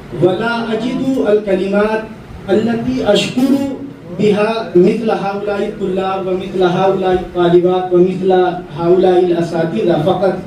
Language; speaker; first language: Arabic; non-native, fluent; Urdu